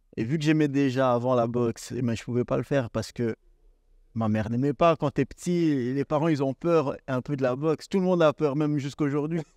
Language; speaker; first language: French; native; French